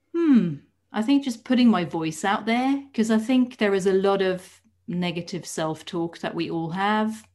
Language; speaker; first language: English; non-native, fluent; Dutch